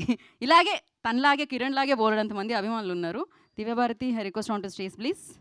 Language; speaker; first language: Telugu; native; Telugu